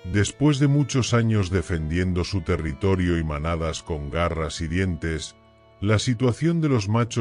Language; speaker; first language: Spanish; native; Spanish